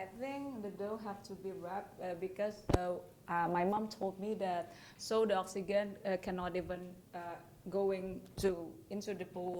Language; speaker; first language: English; non-native, learner; Indonesian